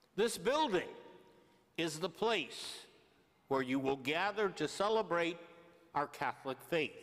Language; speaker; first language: English; native; English